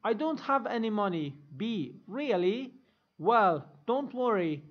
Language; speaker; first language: English; non-native, fluent; Persian